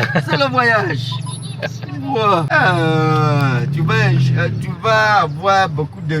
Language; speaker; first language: French; non-native, learner; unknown